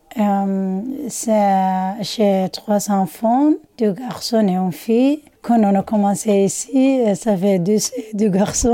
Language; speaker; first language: French; non-native, learner; Somali